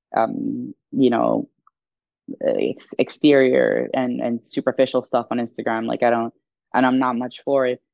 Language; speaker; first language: English; non-native, fluent; Swedish